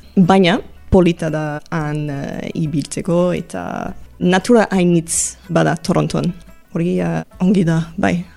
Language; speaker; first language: Basque; non-native, learner; English